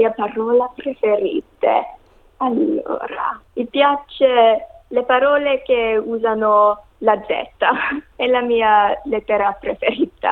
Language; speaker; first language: Italian; non-native, learner; English